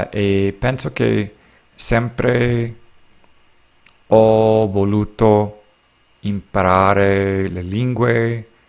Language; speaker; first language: Italian; non-native, learner; English